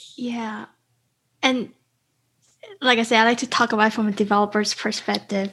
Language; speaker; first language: English; native; English